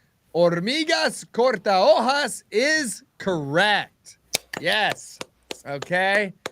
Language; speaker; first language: Spanish; non-native, learner; English